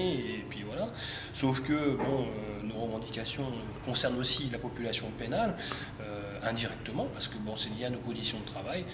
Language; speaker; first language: French; native; French